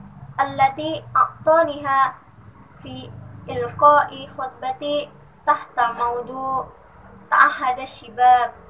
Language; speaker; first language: Arabic; non-native, learner; Indonesian